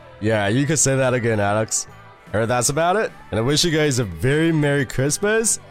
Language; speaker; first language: English; non-native, fluent; Chinese